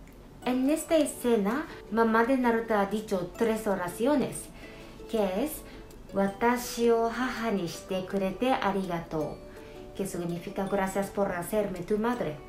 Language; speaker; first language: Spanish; non-native, fluent; Japanese